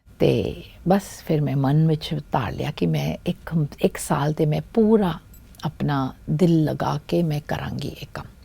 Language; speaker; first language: Punjabi; early bilingual, heritage; Punjabi